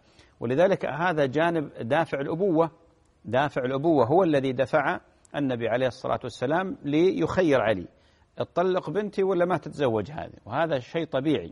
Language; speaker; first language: Arabic; native; Arabic